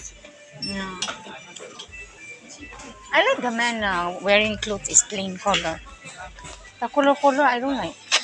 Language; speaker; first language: English; non-native, local second language; Filipino